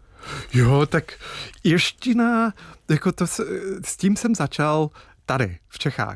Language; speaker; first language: Czech; non-native, fluent; English